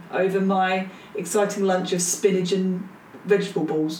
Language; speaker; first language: English; native; English